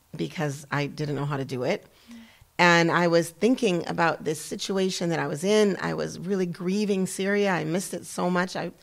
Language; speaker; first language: English; native; English